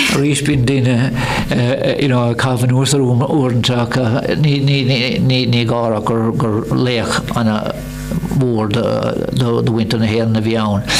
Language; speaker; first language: Irish; non-native, local second language; English